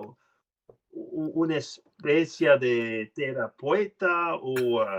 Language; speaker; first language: Spanish; non-native, learner; French